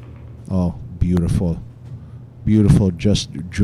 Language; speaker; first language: English; non-native, local second language; Filipino